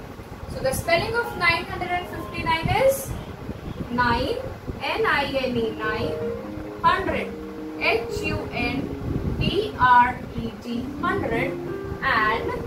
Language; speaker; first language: English; non-native, local second language; Hindi